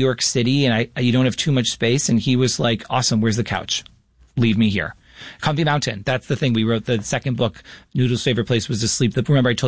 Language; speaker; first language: English; native; English